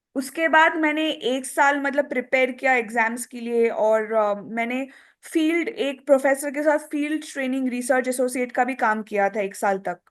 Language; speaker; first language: Hindi; non-native, local second language; Assamese